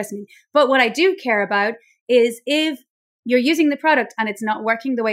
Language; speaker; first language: English; native; English